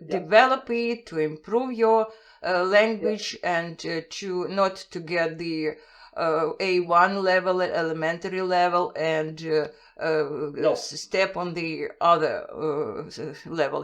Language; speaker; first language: English; non-native, fluent; Russian